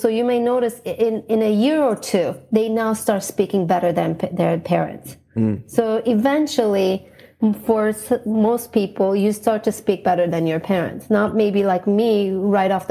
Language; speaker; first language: English; non-native, fluent; Turkish